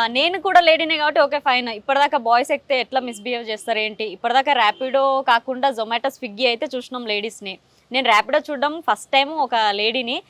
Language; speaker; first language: Telugu; native; Telugu